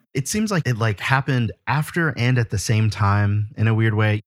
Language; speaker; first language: English; native; English